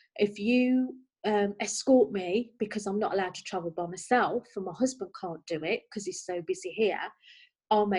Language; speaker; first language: English; native; English